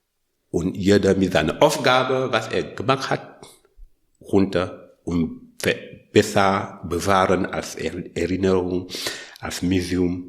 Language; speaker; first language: German; non-native, learner; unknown